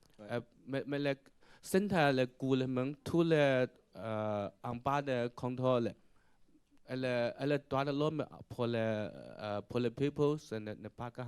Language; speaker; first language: French; non-native, learner; Chinese